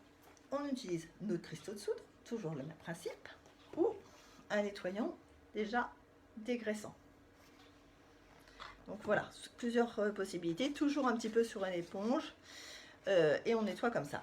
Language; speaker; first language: French; native; French